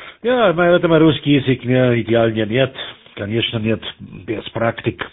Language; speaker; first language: Russian; non-native, learner; German